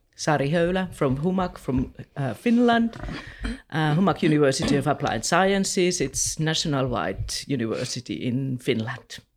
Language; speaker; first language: English; non-native, fluent; Finnish